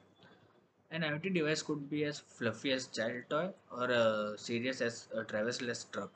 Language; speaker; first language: English; non-native, local second language; Gujarati